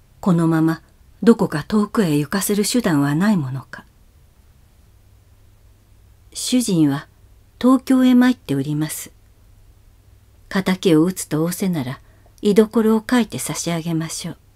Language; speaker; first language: Japanese; native; Japanese